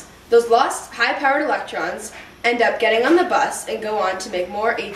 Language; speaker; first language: English; native; English